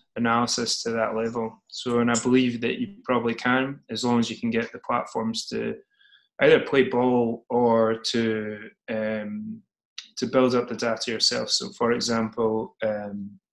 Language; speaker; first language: English; native; English